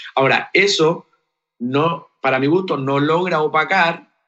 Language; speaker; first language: Spanish; native; Spanish